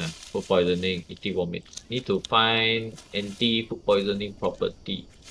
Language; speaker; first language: English; non-native, local second language; Chinese